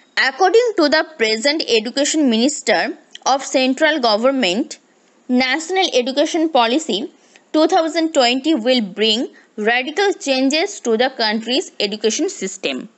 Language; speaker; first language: English; non-native, local second language; Bangla